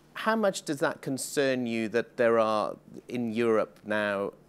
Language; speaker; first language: English; native; English